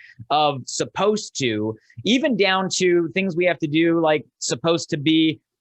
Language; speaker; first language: English; native; English